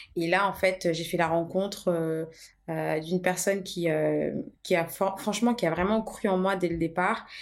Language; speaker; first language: French; non-native, fluent; Portuguese